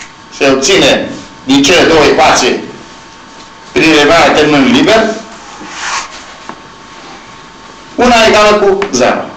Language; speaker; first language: Romanian; native; Romanian